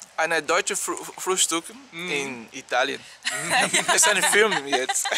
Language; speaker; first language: German; non-native, learner; Portuguese